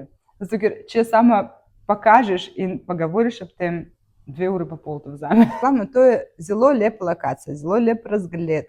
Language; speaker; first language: Slovenian; non-native, learner; Russian